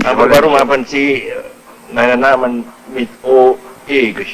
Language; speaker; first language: German; non-native, fluent; Indonesian